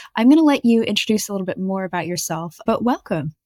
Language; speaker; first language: English; native; English